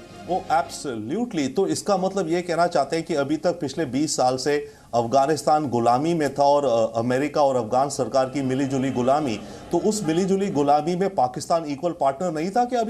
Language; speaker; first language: Hindi; native; Hindi